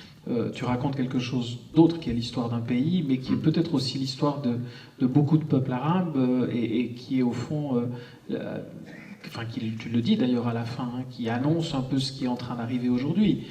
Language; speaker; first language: French; native; French